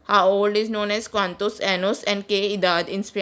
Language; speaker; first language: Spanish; non-native, learner; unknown